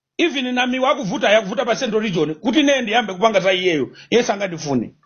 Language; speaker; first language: Nyanja; non-native, local second language; Tumbuka